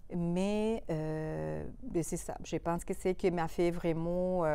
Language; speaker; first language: French; non-native, fluent; Spanish